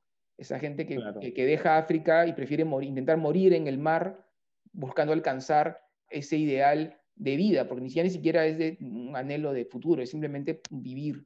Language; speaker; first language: Spanish; native; Spanish